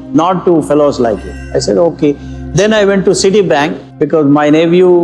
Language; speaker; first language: English; non-native, local second language; Kannada